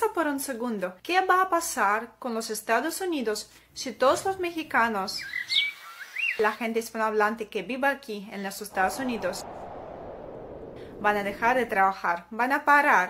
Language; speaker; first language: Spanish; non-native, fluent; Ukrainian